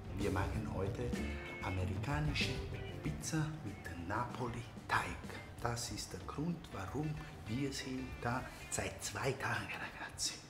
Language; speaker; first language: German; non-native, fluent; Italian